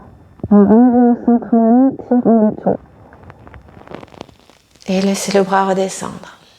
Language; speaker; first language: French; native; French